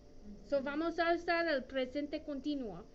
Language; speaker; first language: Spanish; non-native, fluent; English